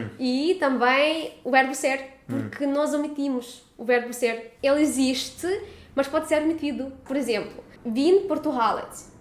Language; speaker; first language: Portuguese; non-native, fluent; Ukrainian